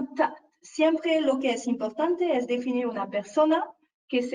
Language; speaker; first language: Spanish; non-native, fluent; French